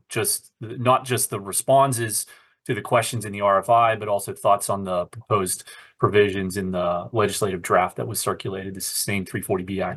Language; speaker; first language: English; native; English